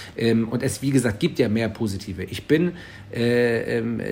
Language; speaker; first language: German; native; German